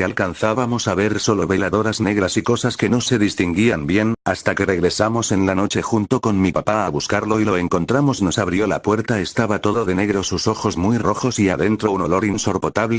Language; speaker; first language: Spanish; native; Spanish